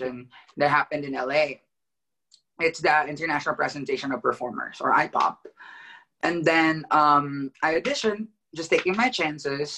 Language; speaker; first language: English; non-native, local second language; Filipino